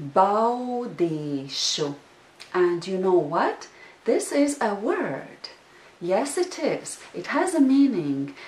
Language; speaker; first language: English; non-native, fluent; Latvian